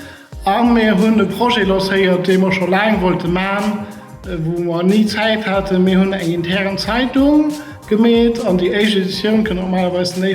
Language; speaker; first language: German; non-native, local second language; Luxembourgish